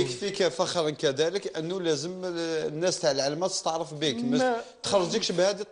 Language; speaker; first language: Arabic; native; Arabic